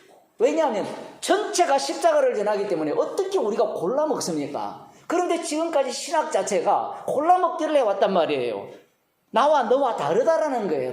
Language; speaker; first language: Korean; native; Korean